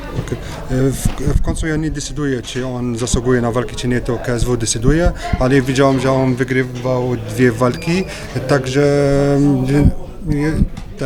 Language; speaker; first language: Polish; non-native, learner; French